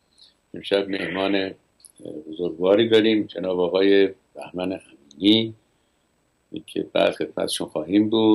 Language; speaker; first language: Persian; native; Persian